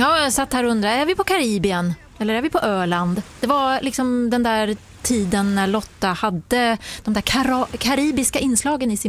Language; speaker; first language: Swedish; native; Swedish